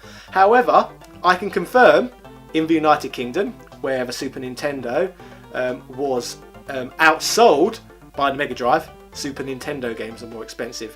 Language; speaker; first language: English; native; English